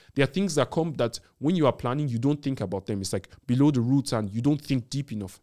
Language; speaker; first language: English; non-native, local second language; Yoruba